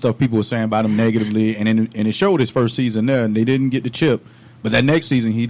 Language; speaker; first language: English; native; English